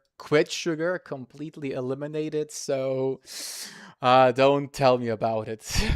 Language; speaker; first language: English; non-native, fluent; Serbian